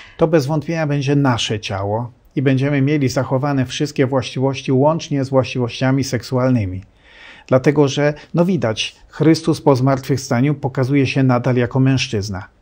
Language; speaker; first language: Polish; native; Polish